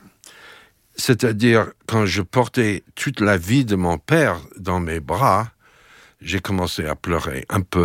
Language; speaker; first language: French; non-native, fluent; English